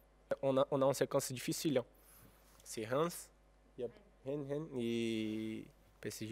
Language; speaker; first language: French; non-native, fluent; Portuguese